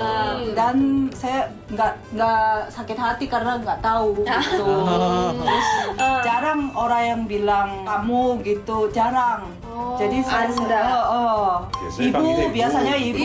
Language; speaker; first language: Indonesian; non-native, fluent; Korean